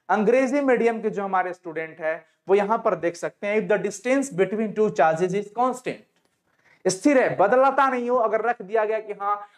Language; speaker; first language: Hindi; native; Hindi